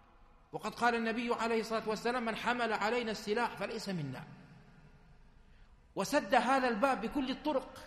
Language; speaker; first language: Arabic; native; Arabic